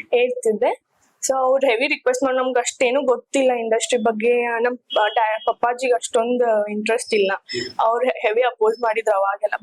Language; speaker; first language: Kannada; native; Kannada